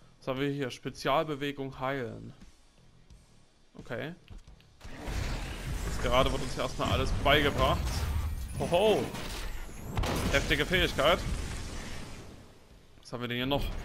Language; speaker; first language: German; native; German